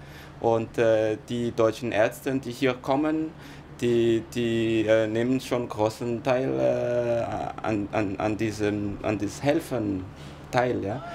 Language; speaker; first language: German; non-native, fluent; Malagasy